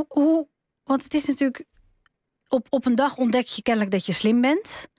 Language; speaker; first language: Dutch; native; Dutch